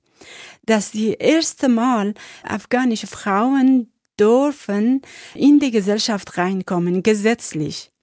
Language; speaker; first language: German; non-native, learner; Persian